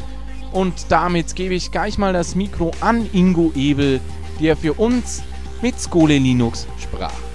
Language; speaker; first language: German; native; German